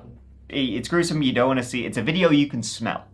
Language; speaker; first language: English; native; English